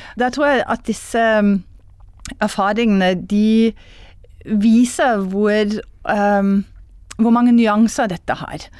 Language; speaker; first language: Norwegian; non-native, fluent; German